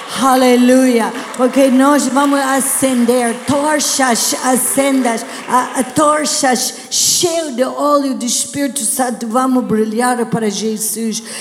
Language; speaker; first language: Portuguese; non-native, learner; English